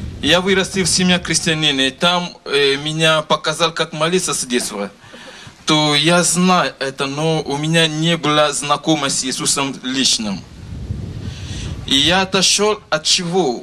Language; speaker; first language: Russian; non-native, learner; Lingala